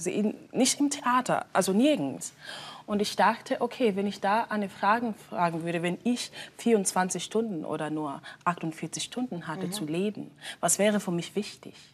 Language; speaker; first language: German; non-native, fluent; Swahili